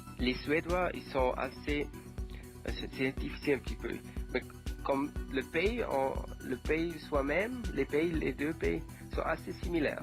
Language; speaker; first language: French; non-native, learner; Swedish